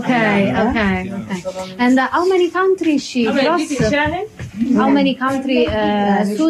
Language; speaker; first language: English; non-native, learner; Italian